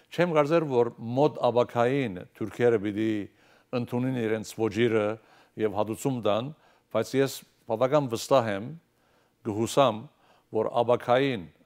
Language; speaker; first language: Armenian; early bilingual, heritage; Armenian